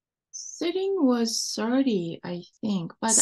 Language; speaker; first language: English; non-native, fluent; Japanese